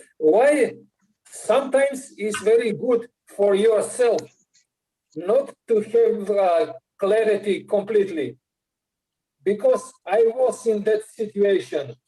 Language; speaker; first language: English; non-native, learner; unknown